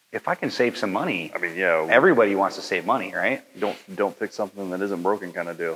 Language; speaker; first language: English; native; English